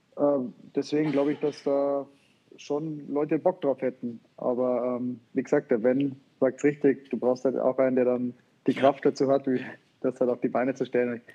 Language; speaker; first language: German; native; German